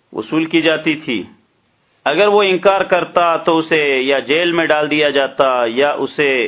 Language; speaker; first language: Urdu; native; Urdu